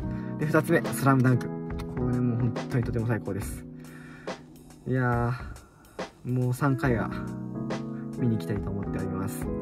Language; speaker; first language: Japanese; native; Japanese